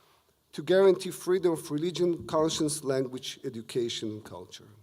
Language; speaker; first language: English; non-native, fluent; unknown